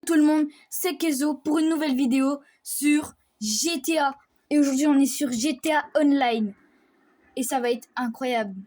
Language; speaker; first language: French; native; French